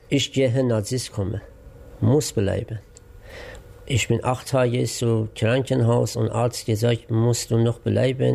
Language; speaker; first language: German; non-native, learner; Persian